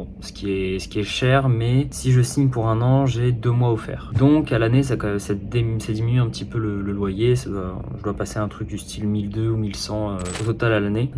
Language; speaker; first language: French; native; French